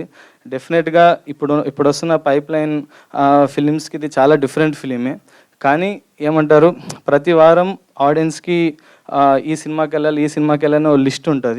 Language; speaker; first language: Telugu; native; Telugu